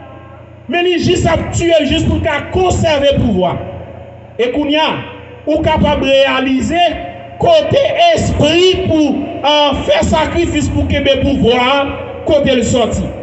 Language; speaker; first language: French; non-native, local second language; Haitian Creole